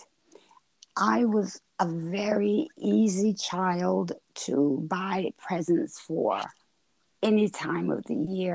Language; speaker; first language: English; native; English